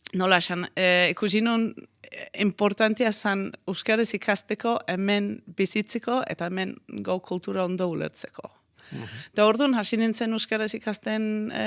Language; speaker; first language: Basque; non-native, fluent; Danish